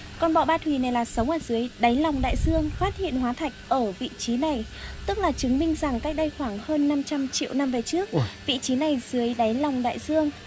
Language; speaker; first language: Vietnamese; non-native, local second language; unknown